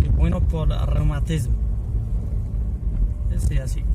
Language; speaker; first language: Spanish; non-native, learner; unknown